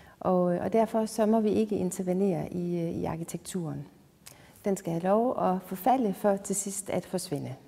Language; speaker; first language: Danish; native; Danish